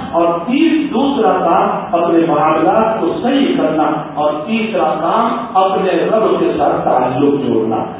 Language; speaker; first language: Urdu; non-native, local second language; Gujarati